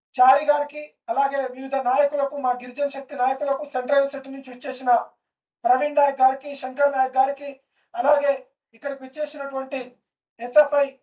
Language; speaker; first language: Telugu; native; Telugu